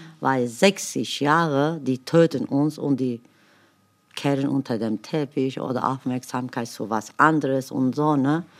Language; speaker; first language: German; non-native, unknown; Kurdish